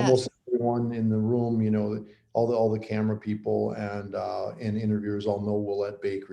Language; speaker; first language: English; native; English